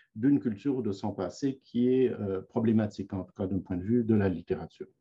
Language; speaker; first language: French; native; French